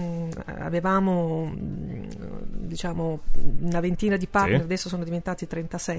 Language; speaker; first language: Italian; native; Italian